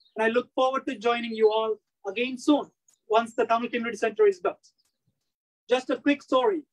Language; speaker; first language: English; early bilingual, other home language; Tamil